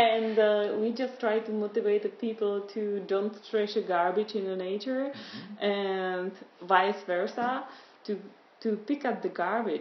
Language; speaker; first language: English; non-native, fluent; Czech